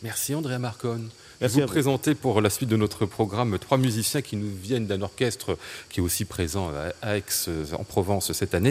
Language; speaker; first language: French; native; French